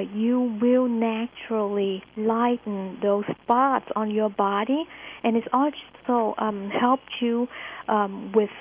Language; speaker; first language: English; early bilingual, other home language; Vietnamese